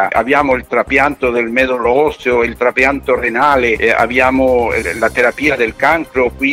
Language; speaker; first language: Italian; non-native, fluent; Spanish